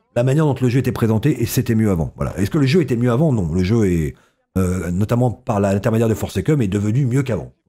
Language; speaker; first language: French; native; French